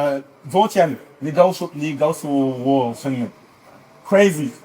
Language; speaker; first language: Chinese; non-native, learner; French